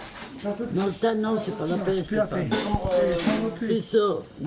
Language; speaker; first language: French; native; French